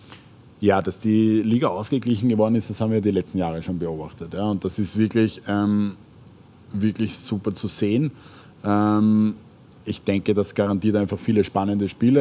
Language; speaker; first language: German; native; German